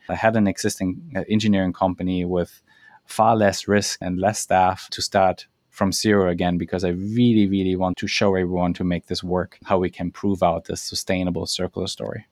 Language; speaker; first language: English; non-native, fluent; German